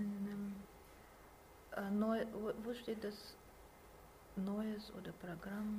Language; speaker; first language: German; non-native, learner; Russian